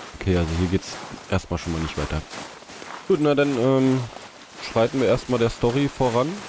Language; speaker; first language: German; native; German